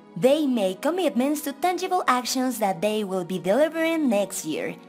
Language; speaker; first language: English; non-native, fluent; Spanish